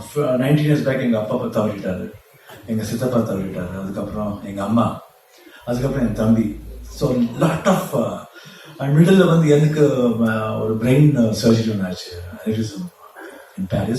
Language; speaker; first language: Tamil; non-native, local second language; Kannada